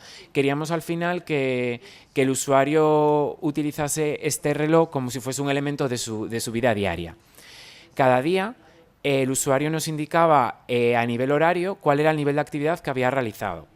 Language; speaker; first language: Spanish; native; Spanish